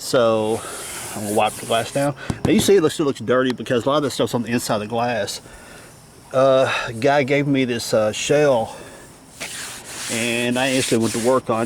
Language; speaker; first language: English; native; English